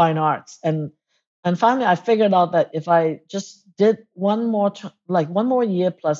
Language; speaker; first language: English; non-native, local second language; Cantonese